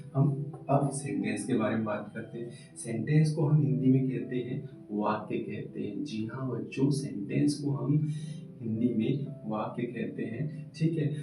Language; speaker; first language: Hindi; native; Hindi